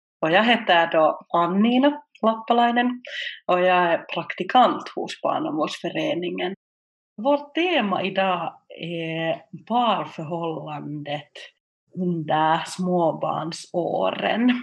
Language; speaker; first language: Swedish; non-native, local second language; Finnish